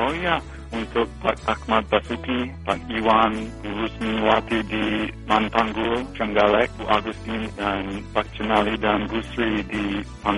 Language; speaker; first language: Indonesian; non-native, fluent; English